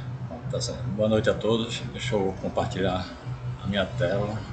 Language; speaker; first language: Portuguese; native; Portuguese